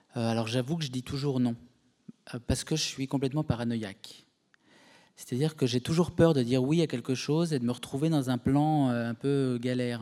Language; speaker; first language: French; native; French